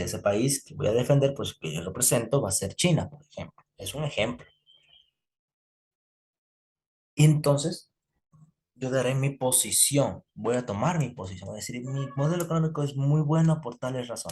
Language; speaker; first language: Spanish; native; Spanish